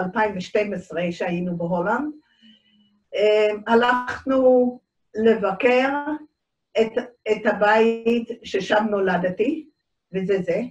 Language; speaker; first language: Hebrew; early bilingual, other home language; Dutch